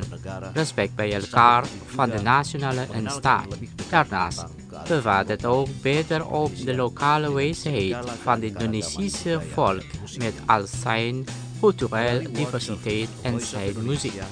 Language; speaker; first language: Dutch; non-native, learner; Indonesian